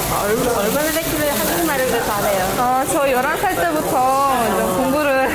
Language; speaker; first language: Korean; non-native, fluent; Persian